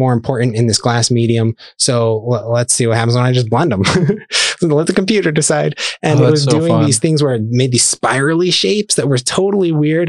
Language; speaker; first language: English; native; English